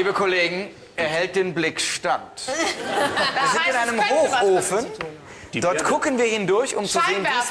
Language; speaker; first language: German; native; German